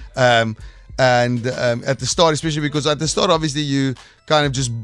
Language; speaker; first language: English; non-native, local second language; Afrikaans